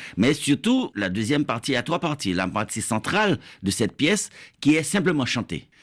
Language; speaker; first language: French; native; French